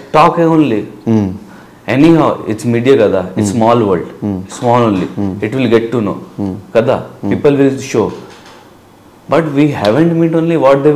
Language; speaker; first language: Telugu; non-native, learner; Hindi